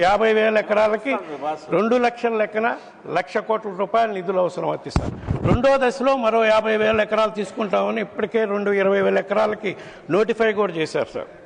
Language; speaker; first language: Telugu; native; Telugu